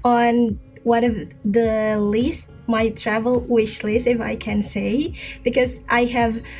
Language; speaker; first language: English; non-native, fluent; Indonesian